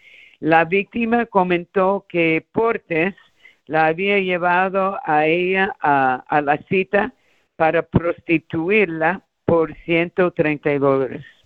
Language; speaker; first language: Spanish; early bilingual, heritage; Spanish